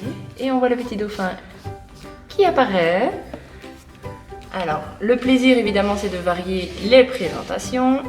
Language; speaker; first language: French; native; French